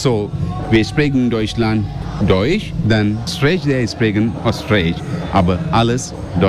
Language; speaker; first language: German; non-native, learner; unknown